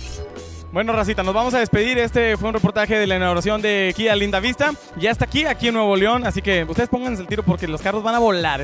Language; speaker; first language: Spanish; native; Spanish